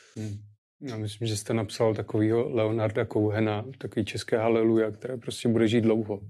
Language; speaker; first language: Czech; native; Czech